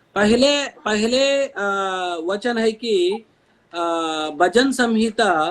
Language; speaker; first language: Hindi; non-native, local second language; Telugu